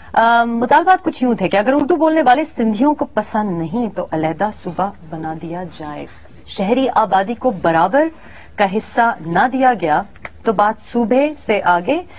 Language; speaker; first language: Urdu; non-native, local second language; Pashto